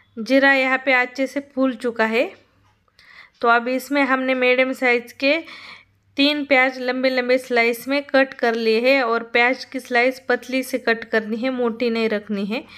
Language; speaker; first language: Hindi; non-native, local second language; Marathi